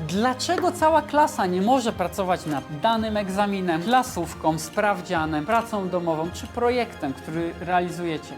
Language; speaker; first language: Polish; native; Polish